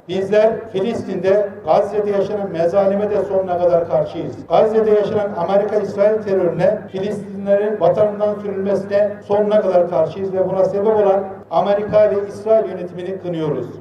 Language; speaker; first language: Turkish; native; Turkish